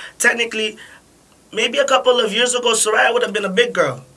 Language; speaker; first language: English; early bilingual, other home language; French